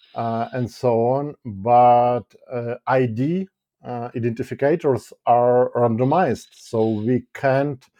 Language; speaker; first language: English; non-native, fluent; Ukrainian